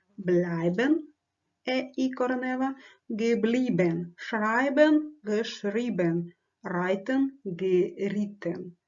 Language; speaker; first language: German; non-native, fluent; Ukrainian